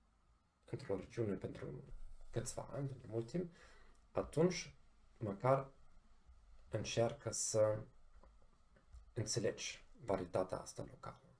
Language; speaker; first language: Romanian; non-native, fluent; German